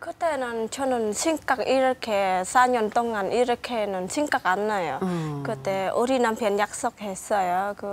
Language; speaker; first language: Korean; non-native, learner; Khmer